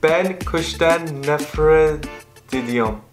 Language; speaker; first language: Turkish; non-native, learner; Persian